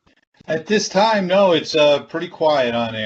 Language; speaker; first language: English; native; English